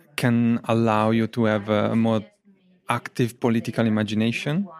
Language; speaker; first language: English; non-native, fluent; Italian